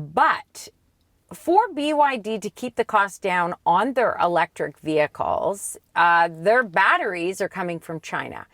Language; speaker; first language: English; native; English